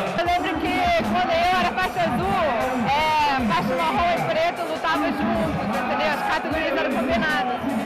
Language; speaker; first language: Portuguese; non-native, fluent; English